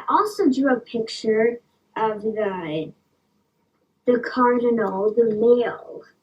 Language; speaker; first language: English; native; English